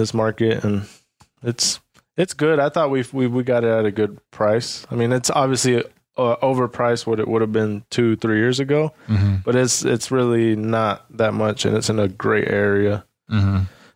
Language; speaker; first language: English; early bilingual, other home language; Spanish